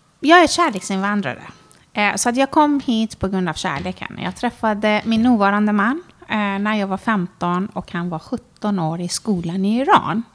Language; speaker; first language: Swedish; non-native, fluent; Persian